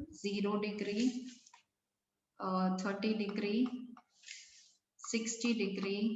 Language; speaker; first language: English; non-native, local second language; Kannada